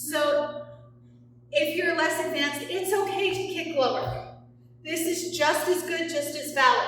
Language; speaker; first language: English; native; English